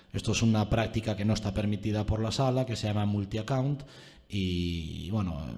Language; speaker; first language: Spanish; native; Spanish